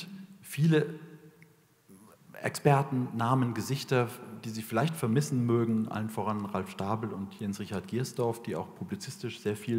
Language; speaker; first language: German; native; German